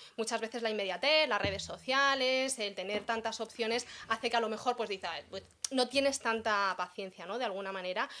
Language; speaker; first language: Spanish; early bilingual, other home language; Arabic